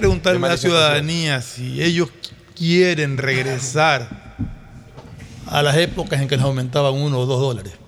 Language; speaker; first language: Spanish; native; Spanish